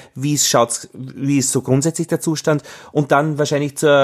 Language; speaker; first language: German; native; German